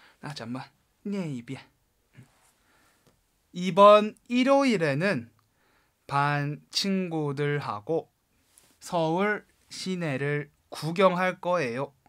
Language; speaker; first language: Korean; non-native, fluent; Chinese